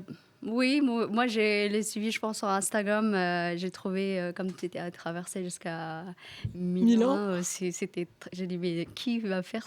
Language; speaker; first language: French; non-native, fluent; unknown